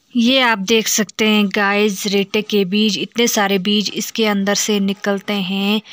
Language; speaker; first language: Hindi; non-native, local second language; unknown